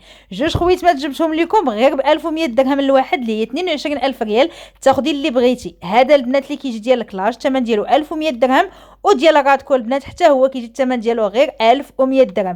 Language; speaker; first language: Arabic; native; Arabic